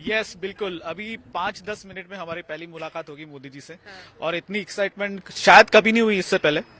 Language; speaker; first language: Hindi; non-native, local second language; Marathi